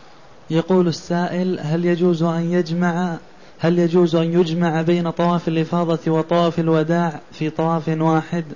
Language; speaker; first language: Arabic; native; Arabic